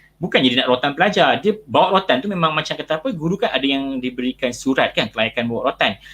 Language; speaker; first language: Malay; native; Malay